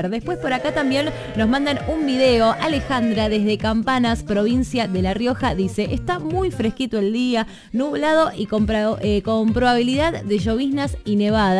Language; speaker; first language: Spanish; native; Spanish